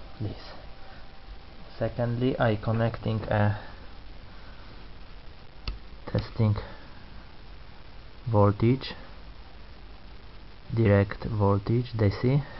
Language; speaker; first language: English; non-native, learner; Polish